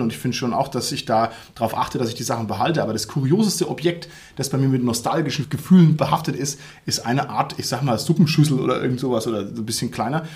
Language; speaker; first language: German; native; German